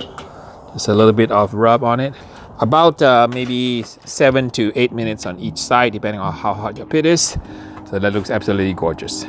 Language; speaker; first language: English; native; English